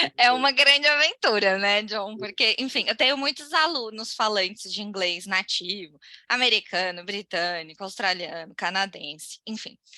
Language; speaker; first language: Portuguese; native; Portuguese